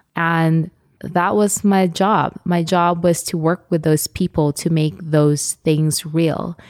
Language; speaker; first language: English; non-native, local second language; Filipino